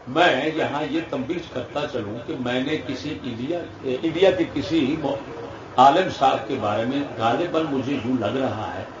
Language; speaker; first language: Urdu; non-native, local second language; Punjabi